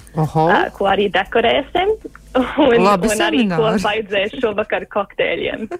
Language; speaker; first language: Latvian; early bilingual, heritage; Latvian